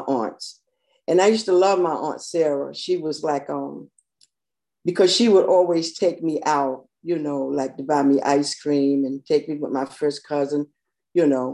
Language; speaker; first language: English; native; English